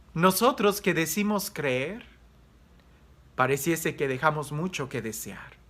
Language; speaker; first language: Spanish; native; Spanish